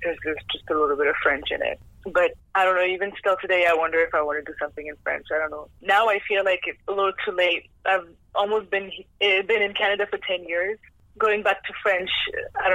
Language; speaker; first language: English; non-native, fluent; French